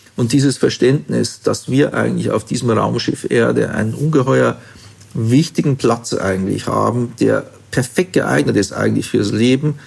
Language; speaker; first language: German; native; German